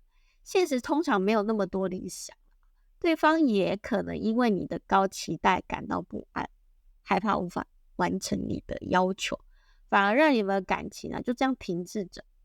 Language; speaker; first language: Chinese; native; Chinese